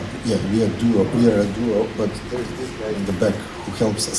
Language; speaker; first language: English; non-native, fluent; Macedonian